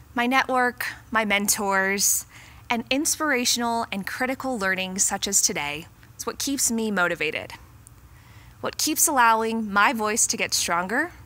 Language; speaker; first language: English; native; English